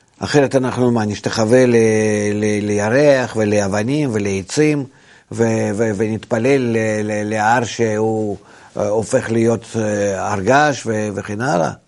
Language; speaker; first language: Hebrew; non-native, fluent; Russian